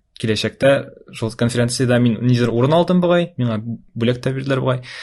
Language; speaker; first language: Tatar; native; Tatar